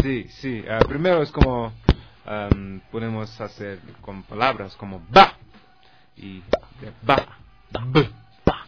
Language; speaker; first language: Spanish; non-native, learner; English